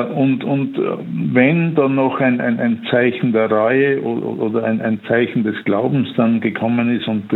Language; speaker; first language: German; native; German